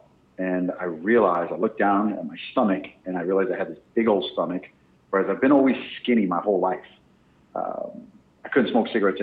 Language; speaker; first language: English; native; English